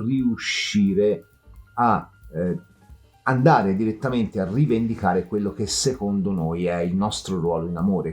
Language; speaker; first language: Italian; native; Italian